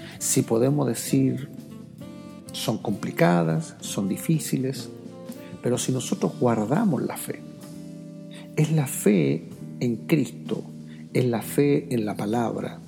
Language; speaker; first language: Spanish; native; Spanish